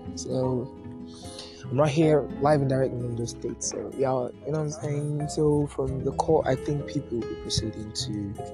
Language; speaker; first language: English; non-native, local second language; Yoruba